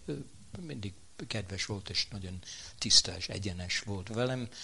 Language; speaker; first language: Hungarian; non-native, fluent; English